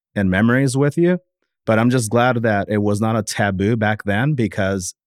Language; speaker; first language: English; native; English